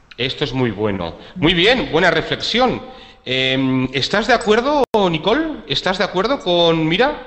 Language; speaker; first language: Spanish; native; Spanish